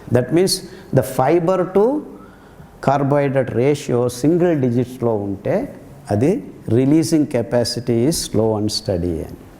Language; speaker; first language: Telugu; native; Telugu